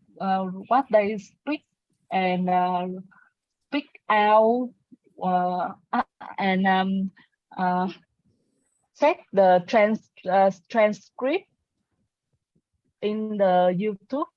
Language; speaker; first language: English; non-native, learner; Vietnamese